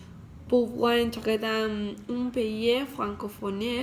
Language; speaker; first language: French; non-native, learner; Spanish